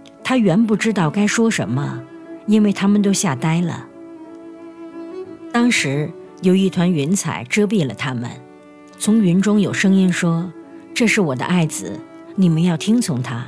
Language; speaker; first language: Chinese; native; Chinese